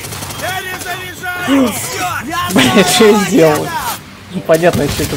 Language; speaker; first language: Russian; native; Russian